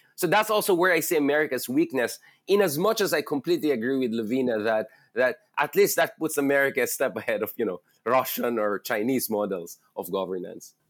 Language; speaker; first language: English; non-native, local second language; Filipino